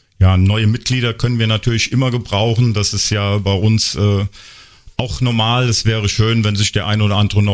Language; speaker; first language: German; native; German